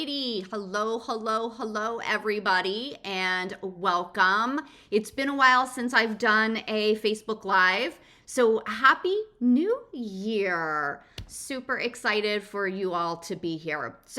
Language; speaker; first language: English; native; English